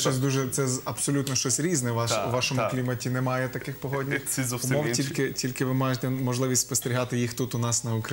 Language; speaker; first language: Ukrainian; native; Ukrainian